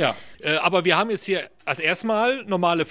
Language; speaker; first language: German; native; German